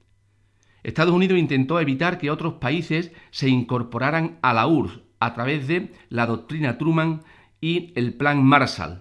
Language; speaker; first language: Spanish; native; Spanish